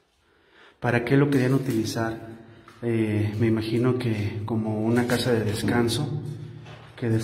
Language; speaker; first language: Spanish; native; Spanish